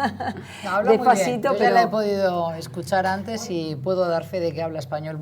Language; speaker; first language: Spanish; native; Spanish